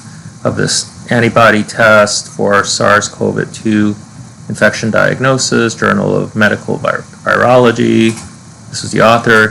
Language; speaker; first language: English; native; English